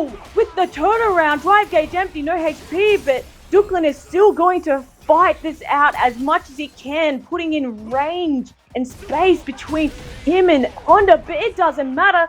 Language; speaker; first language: English; native; English